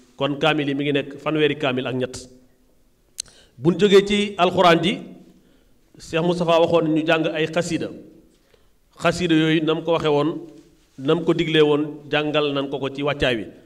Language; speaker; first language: Wolof; native; Wolof